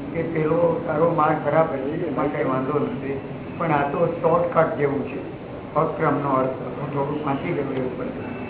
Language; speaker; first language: Gujarati; early bilingual, heritage; Gujarati